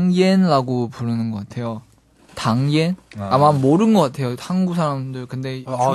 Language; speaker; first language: Korean; non-native, learner; Chinese